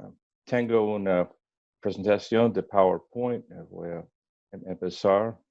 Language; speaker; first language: Spanish; non-native, learner; English